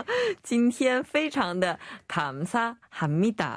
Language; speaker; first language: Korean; non-native, learner; Chinese